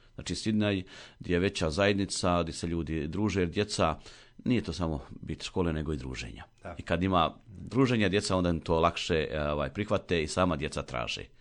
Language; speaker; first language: Croatian; native; Croatian